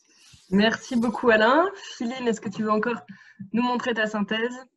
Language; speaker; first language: French; native; French